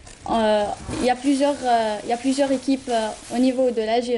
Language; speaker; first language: French; non-native, local second language; Arabic